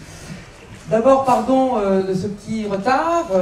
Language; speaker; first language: French; native; French